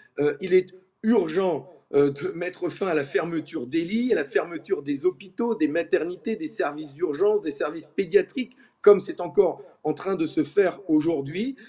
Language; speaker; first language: French; native; French